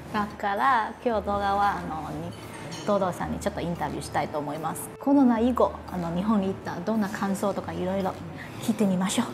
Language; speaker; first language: Japanese; non-native, fluent; Chinese